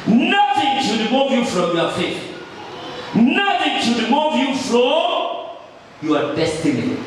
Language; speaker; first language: English; non-native, local second language; Swahili